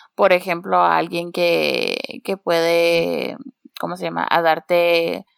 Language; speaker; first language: Spanish; early bilingual, heritage; Spanish